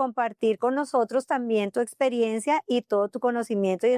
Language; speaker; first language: Spanish; native; Spanish